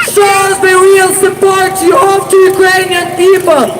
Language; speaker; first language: English; non-native, fluent; Ukrainian